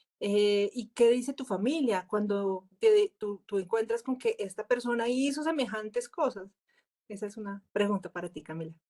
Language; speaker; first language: Spanish; native; Spanish